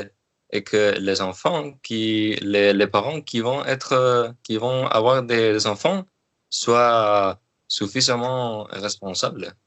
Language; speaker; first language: French; non-native, learner; Spanish